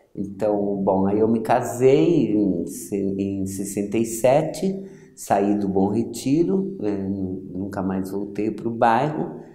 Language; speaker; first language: Portuguese; early bilingual, other home language; Yiddish